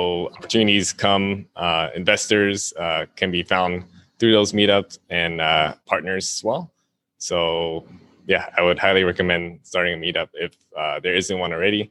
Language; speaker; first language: English; native; English